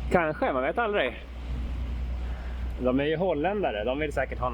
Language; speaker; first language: Swedish; native; Swedish